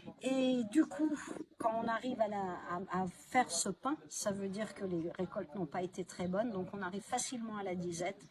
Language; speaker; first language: French; native; French